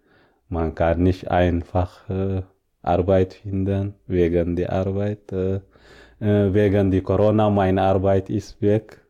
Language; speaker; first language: German; non-native, learner; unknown